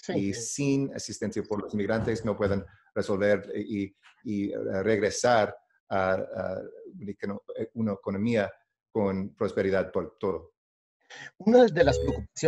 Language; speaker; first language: Spanish; non-native, learner; English